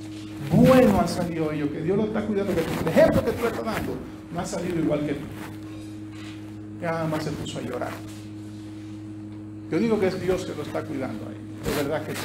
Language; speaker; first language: Spanish; native; Spanish